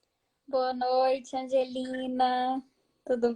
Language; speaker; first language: Portuguese; native; Portuguese